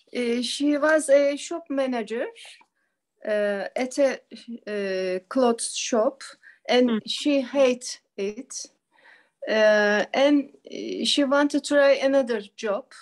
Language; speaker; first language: English; non-native, learner; Turkish